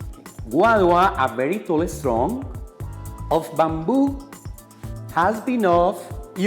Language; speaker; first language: English; non-native, fluent; Spanish